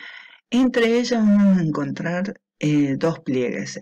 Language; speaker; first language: Spanish; native; Spanish